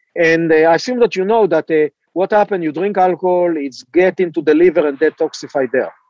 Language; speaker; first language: English; non-native, fluent; Hebrew